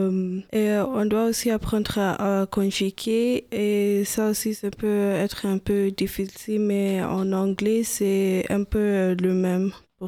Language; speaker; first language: French; non-native, learner; English